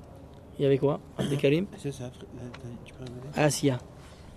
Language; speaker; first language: Arabic; non-native, fluent; French